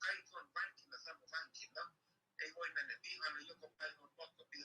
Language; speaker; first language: Finnish; non-native, learner; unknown